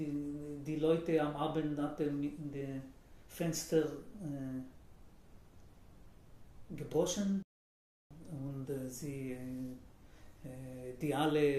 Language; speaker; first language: German; non-native, learner; Hebrew